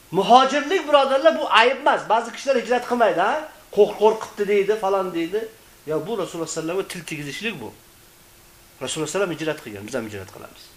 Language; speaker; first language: Uzbek; native; Uzbek